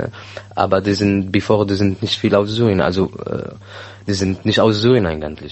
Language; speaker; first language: German; non-native, learner; Arabic